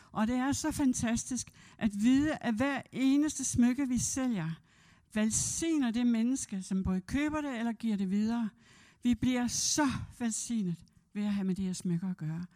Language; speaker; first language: Danish; native; Danish